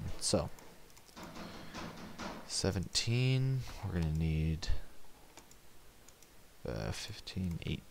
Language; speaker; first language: English; native; English